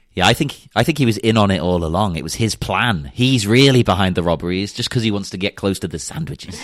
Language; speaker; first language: English; native; English